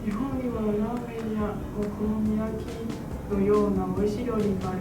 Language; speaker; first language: Japanese; non-native, learner; Chinese